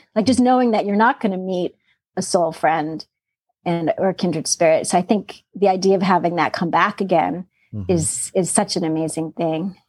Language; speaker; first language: English; native; English